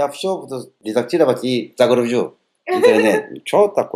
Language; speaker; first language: Russian; non-native, learner; Korean